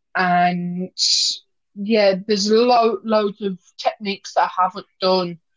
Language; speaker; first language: English; native; English